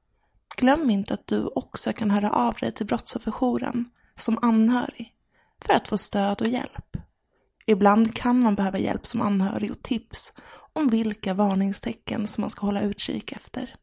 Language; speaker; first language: Swedish; native; Swedish